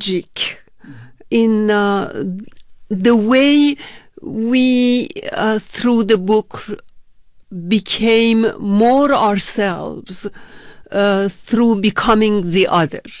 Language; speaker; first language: English; non-native, fluent; Persian